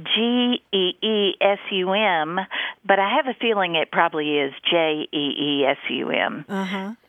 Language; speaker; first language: English; native; English